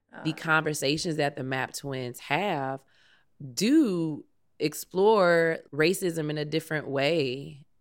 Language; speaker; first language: English; native; English